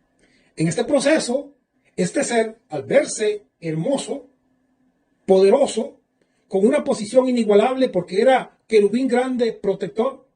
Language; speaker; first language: Spanish; native; Spanish